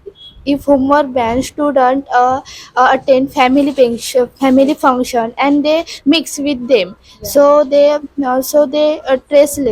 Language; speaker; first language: English; non-native, learner; Marathi